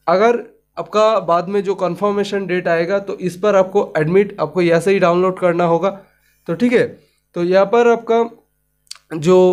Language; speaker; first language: Hindi; non-native, local second language; Bangla